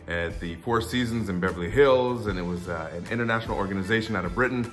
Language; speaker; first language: English; native; English